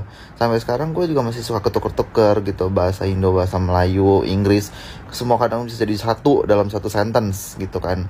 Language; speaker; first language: Indonesian; native; Indonesian